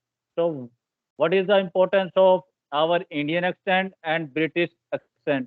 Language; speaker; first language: English; non-native, learner; Hindi